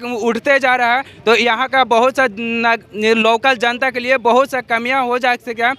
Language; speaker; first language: Hindi; native; Hindi